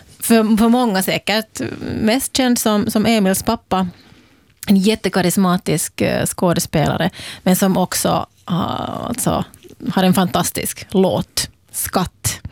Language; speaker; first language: Swedish; native; Swedish